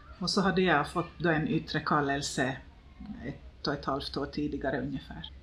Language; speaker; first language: Swedish; native; Swedish